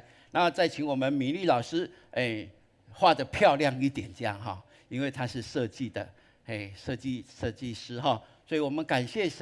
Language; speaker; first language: Chinese; native; Chinese